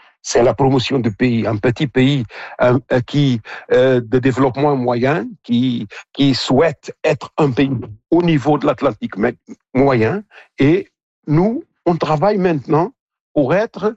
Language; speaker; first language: French; non-native, local second language; Portuguese